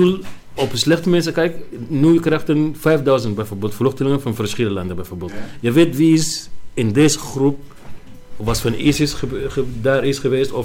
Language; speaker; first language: Dutch; non-native, learner; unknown